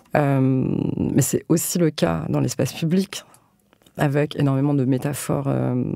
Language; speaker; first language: French; native; French